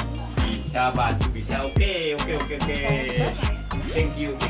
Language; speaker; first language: Indonesian; non-native, local second language; Balinese